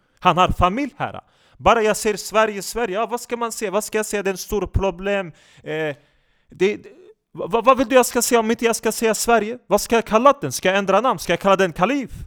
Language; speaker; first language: Swedish; non-native, fluent; Turkish